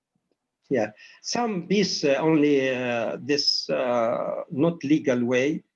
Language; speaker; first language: English; non-native, learner; Arabic